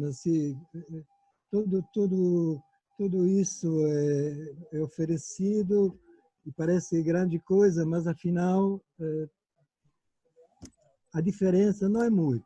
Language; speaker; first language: Portuguese; non-native, fluent; Italian